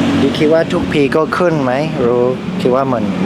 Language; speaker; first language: Thai; non-native, learner; English